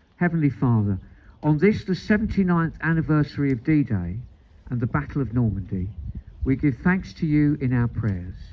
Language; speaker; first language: English; native; English